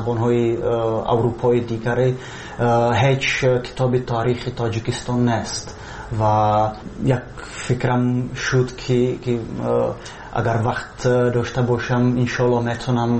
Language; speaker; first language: Tajik; non-native, fluent; Czech